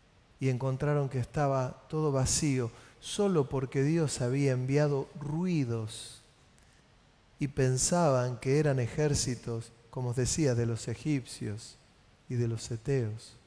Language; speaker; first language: Spanish; native; Spanish